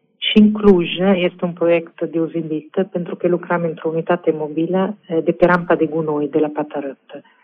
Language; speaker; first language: Romanian; non-native, fluent; Italian